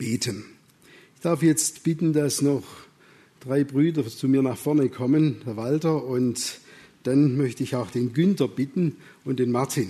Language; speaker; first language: German; native; German